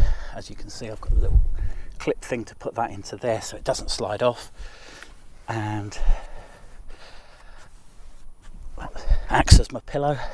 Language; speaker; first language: English; native; English